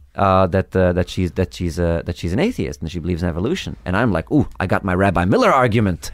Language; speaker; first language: English; early bilingual, other home language; Hebrew